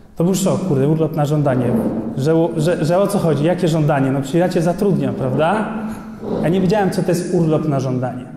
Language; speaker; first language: Polish; early bilingual, other home language; Albanian